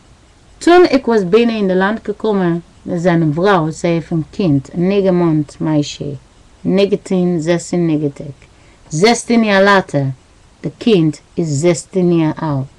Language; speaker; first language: Dutch; non-native, learner; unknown